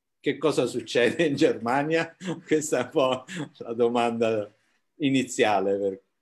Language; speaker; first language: Italian; native; Italian